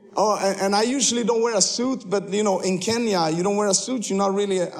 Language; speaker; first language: English; early bilingual, heritage; Spanish